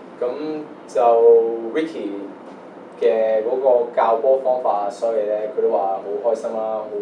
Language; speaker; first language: Portuguese; non-native, learner; Cantonese